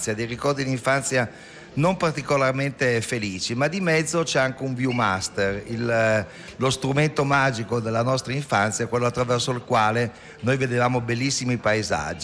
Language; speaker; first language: Italian; native; Italian